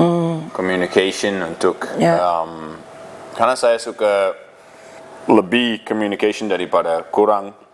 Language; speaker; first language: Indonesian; non-native, learner; English